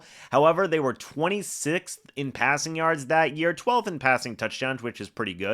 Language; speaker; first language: English; native; English